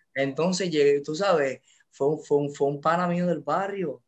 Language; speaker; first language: Spanish; native; Spanish